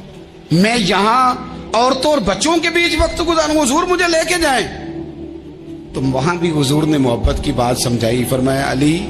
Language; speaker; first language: Urdu; native; Urdu